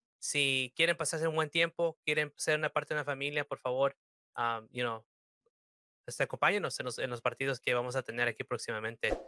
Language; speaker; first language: Spanish; early bilingual, heritage; Spanish